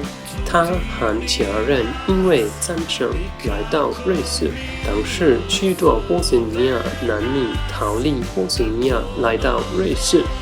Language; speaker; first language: Chinese; non-native, fluent; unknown